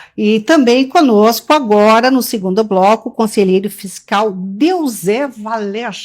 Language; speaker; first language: Portuguese; native; Portuguese